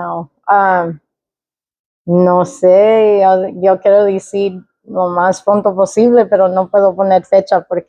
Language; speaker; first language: Spanish; early bilingual, heritage; Spanish